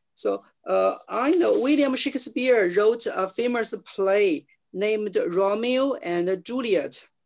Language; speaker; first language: English; non-native, learner; Chinese